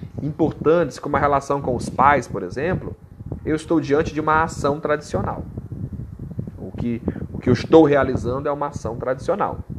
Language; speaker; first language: Portuguese; native; Portuguese